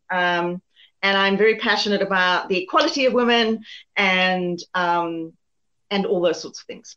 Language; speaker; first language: English; native; English